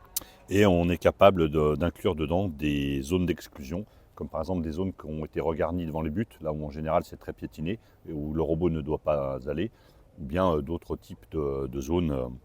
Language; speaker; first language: French; native; French